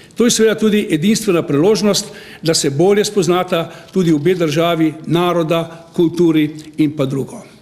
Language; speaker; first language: Slovenian; native; Slovenian